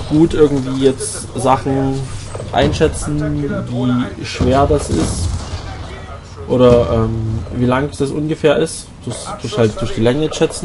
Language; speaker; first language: German; native; German